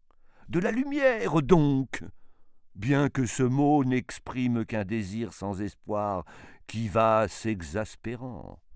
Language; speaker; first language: French; native; French